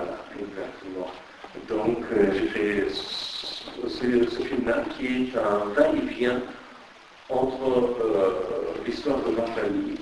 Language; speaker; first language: French; non-native, fluent; Persian